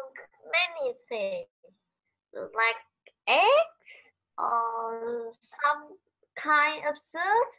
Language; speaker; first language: English; non-native, learner; Vietnamese